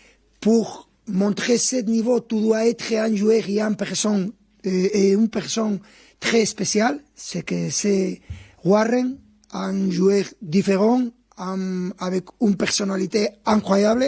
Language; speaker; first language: French; non-native, fluent; Spanish